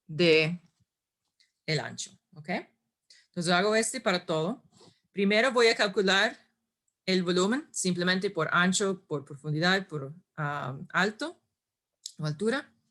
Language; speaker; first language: Spanish; non-native, fluent; English